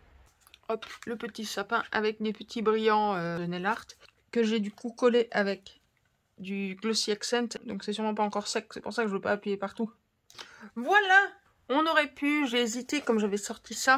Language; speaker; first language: French; native; French